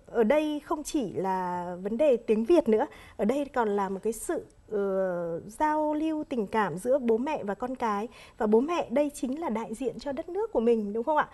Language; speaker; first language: Vietnamese; native; Vietnamese